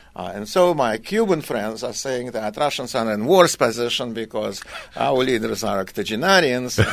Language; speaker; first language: English; non-native, fluent; Russian